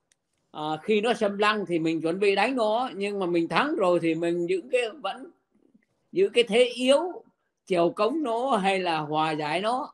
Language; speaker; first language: Vietnamese; native; Vietnamese